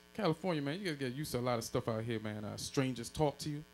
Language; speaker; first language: English; native; English